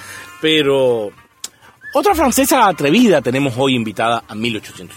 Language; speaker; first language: Spanish; native; Spanish